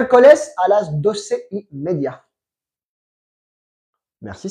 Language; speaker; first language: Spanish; non-native, fluent; French